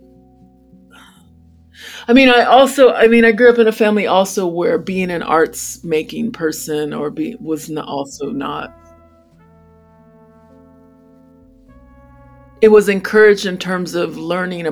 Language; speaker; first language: English; native; English